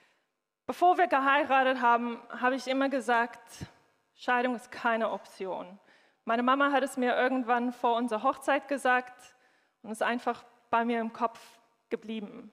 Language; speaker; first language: German; non-native, fluent; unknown